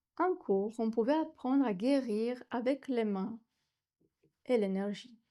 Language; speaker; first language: French; non-native, fluent; Romanian